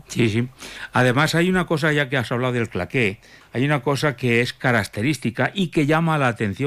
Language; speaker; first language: Spanish; native; Spanish